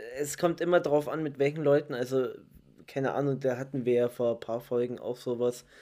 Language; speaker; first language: German; early bilingual, other home language; Italian